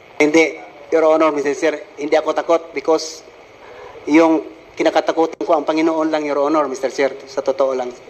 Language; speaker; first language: Filipino; non-native, local second language; Cebuano